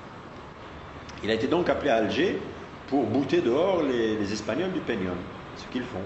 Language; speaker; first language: French; non-native, local second language; Arabic